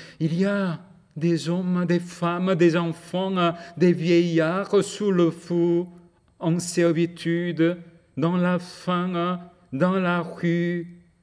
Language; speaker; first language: French; non-native, fluent; Korean